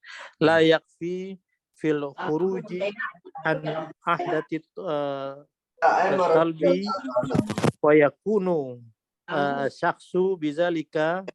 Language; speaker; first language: Arabic; non-native, learner; Indonesian